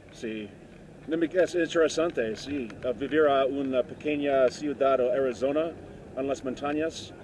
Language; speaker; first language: Spanish; non-native, learner; English